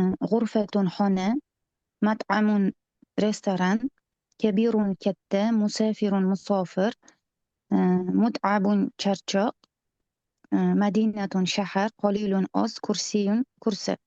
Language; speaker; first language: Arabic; non-native, learner; Uzbek